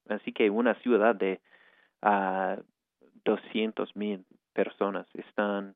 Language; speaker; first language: Spanish; non-native, fluent; English